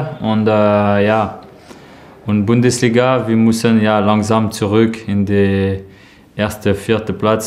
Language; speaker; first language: German; non-native, learner; French